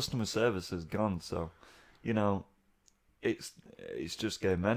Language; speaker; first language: English; native; English